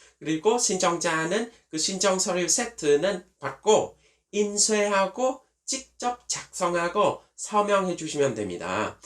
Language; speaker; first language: Korean; non-native, fluent; Vietnamese